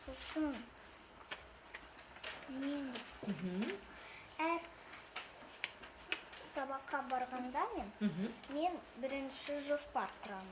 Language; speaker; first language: Kazakh; non-native, local second language; Russian